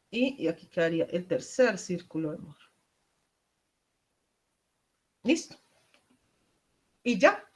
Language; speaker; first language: Spanish; native; Spanish